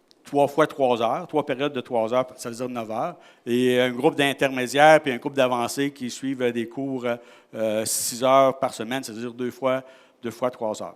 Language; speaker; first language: French; native; French